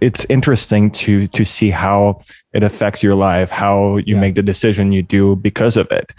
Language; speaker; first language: English; non-native, fluent; French